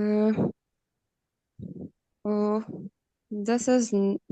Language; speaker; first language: German; non-native, learner; Urdu